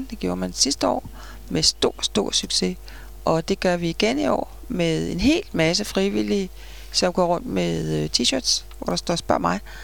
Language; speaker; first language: Danish; native; Danish